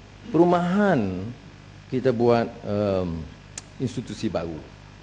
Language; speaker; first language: Malay; native; Malay